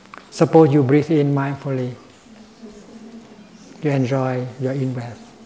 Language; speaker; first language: English; non-native, fluent; Vietnamese